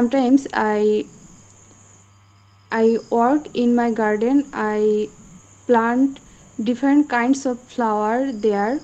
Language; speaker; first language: English; non-native, learner; Bangla